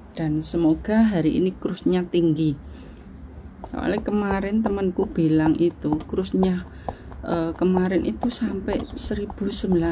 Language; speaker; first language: Indonesian; non-native, local second language; Javanese